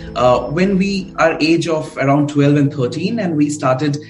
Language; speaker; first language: English; non-native, local second language; Bangla